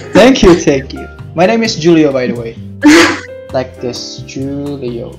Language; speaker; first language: English; non-native, learner; Indonesian